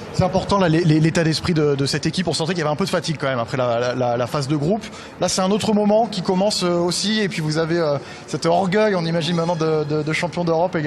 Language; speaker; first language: French; native; French